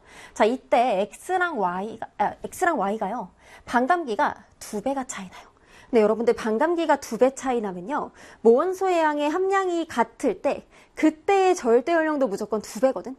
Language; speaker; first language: Korean; native; Korean